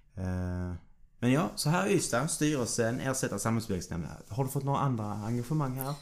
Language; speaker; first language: Swedish; native; Swedish